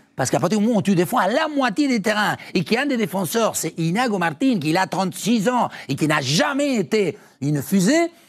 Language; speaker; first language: French; non-native, fluent; Spanish